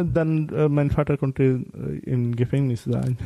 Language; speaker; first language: German; non-native, learner; Bangla